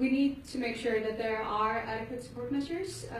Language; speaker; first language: English; non-native, fluent; Icelandic